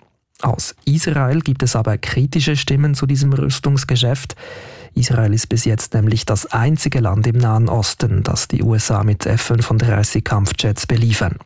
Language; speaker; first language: German; native; German